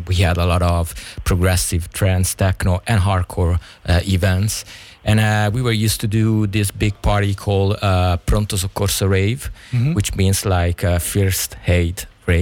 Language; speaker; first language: English; non-native, fluent; Italian